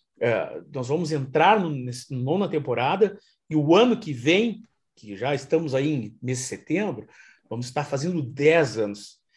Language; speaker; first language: Portuguese; native; Portuguese